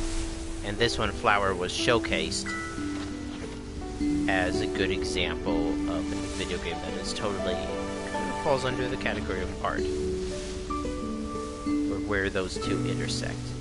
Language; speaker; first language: English; native; English